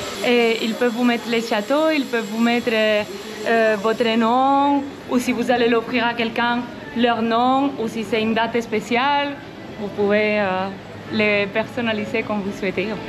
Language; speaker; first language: French; non-native, fluent; Spanish